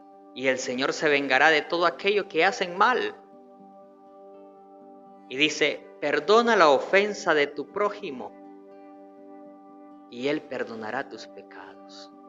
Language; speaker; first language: Spanish; native; Spanish